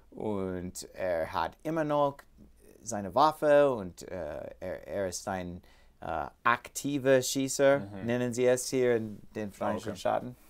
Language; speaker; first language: German; non-native, learner; English